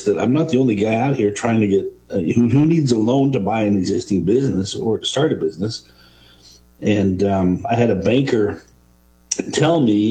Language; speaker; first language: English; native; English